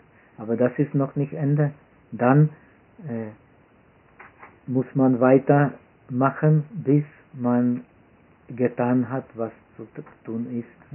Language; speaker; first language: German; non-native, fluent; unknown